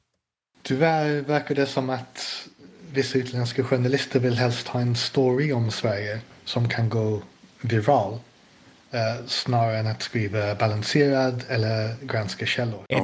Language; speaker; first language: Swedish; non-native, fluent; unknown